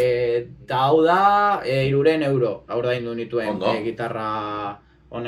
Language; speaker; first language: Basque; non-native, local second language; Spanish